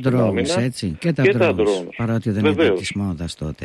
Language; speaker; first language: Greek; native; Greek